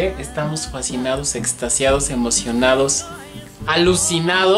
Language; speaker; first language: Spanish; native; Spanish